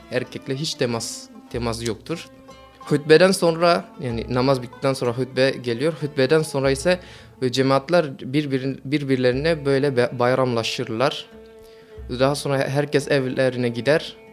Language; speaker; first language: Turkish; non-native, fluent; Malay